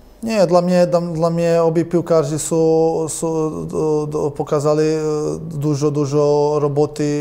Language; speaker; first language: Polish; non-native, learner; Croatian